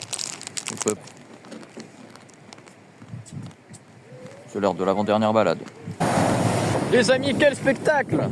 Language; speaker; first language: French; native; French